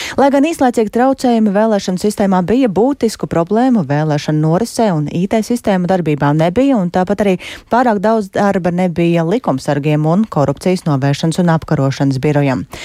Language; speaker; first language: Latvian; native; Latvian